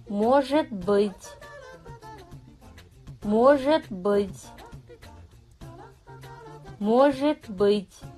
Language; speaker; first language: Russian; non-native, fluent; Kazakh